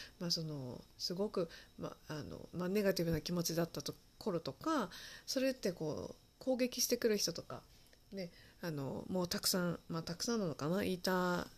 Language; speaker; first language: Japanese; early bilingual, other home language; Chinese